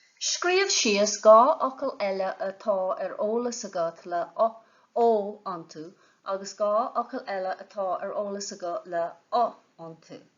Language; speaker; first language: Irish; non-native, local second language; English